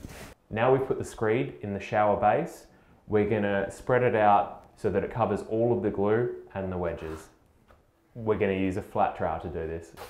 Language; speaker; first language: English; native; English